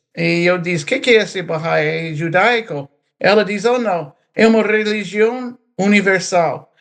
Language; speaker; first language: Portuguese; non-native, fluent; English